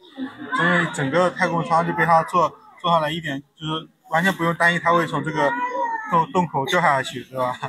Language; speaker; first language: Chinese; native; Chinese